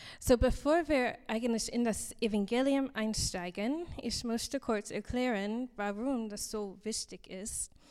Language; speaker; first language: German; non-native, learner; English